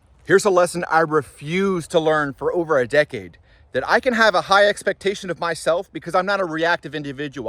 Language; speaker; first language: English; native; English